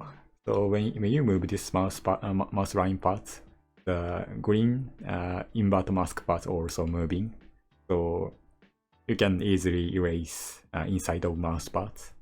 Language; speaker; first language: English; non-native, learner; Japanese